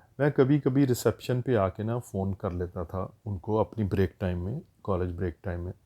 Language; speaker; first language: Urdu; native; Urdu